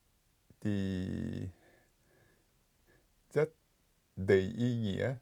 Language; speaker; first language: Vietnamese; non-native, fluent; Japanese